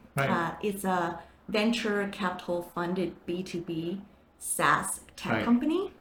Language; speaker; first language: English; non-native, fluent; Chinese